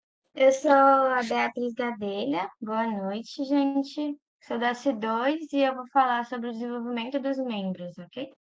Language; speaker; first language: Portuguese; native; Portuguese